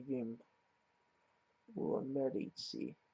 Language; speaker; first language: Russian; non-native, learner; English